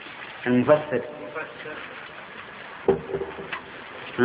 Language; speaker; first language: Arabic; native; Arabic